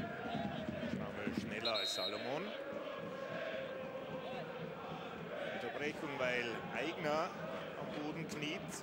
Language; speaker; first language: German; native; German